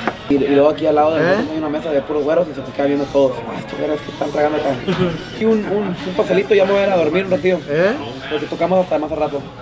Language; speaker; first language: Spanish; early bilingual, heritage; Spanish